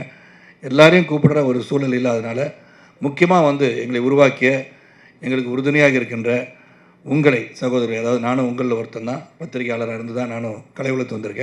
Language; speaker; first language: Tamil; native; Tamil